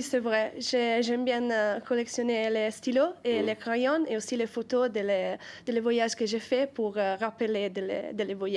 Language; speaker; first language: French; non-native, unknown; Italian